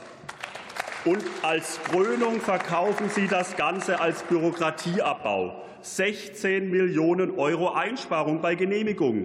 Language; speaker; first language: German; native; German